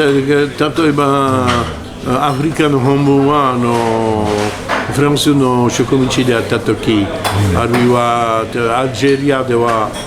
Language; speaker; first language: Japanese; non-native, learner; French